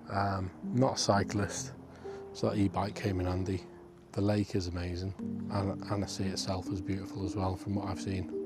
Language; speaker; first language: English; native; English